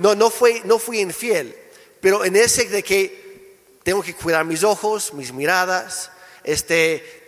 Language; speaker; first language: Spanish; non-native, fluent; English